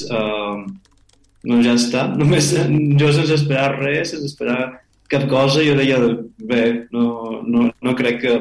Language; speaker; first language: Catalan; non-native, local second language; Spanish